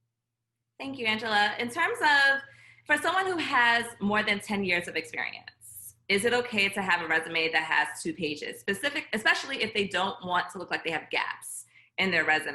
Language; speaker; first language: English; native; English